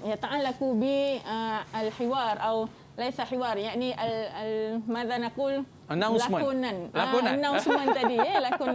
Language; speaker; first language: Arabic; non-native, fluent; Malay